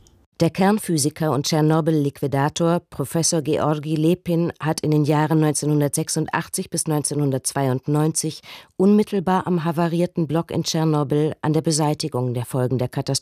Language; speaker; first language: German; native; German